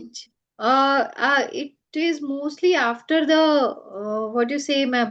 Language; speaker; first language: English; non-native, local second language; Gujarati